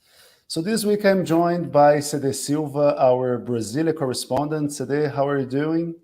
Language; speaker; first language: English; non-native, fluent; Portuguese